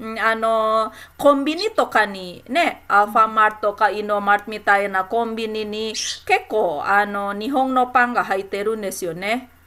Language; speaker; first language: Japanese; non-native, fluent; Indonesian